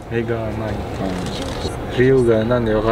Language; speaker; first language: Japanese; non-native, learner; Sundanese